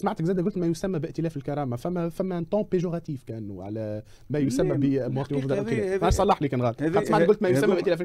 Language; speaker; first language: Arabic; native; Arabic